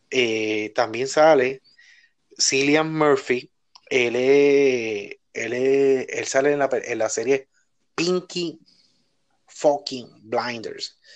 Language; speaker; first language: Spanish; native; Spanish